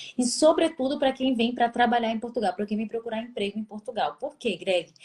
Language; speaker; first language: Portuguese; native; Portuguese